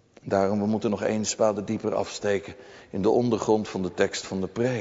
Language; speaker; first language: Dutch; native; Dutch